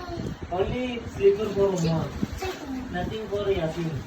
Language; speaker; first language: English; non-native, learner; Malayalam